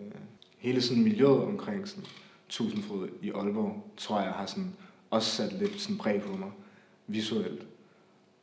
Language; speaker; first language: Danish; native; Danish